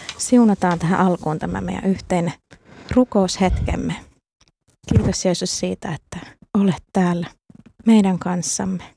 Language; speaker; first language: Finnish; native; Finnish